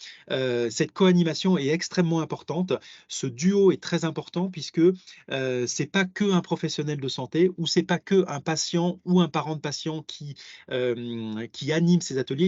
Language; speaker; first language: French; native; French